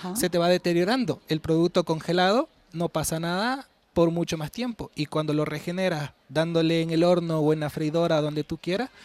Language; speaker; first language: Spanish; native; Spanish